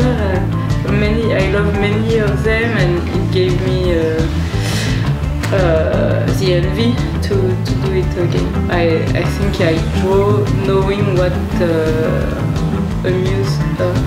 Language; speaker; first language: English; non-native, learner; French